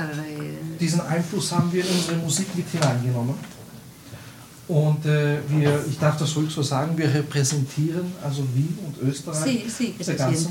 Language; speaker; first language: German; non-native, fluent; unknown